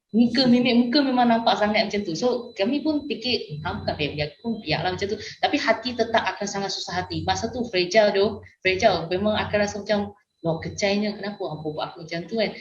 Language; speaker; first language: Malay; non-native, local second language; Min Nan Chinese